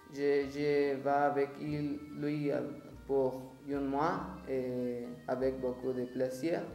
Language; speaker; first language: French; non-native, learner; Spanish